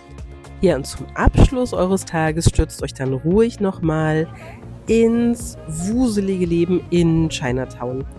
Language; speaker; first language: German; native; German